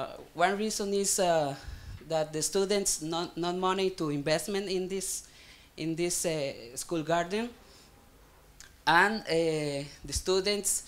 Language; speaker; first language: English; non-native, learner; Spanish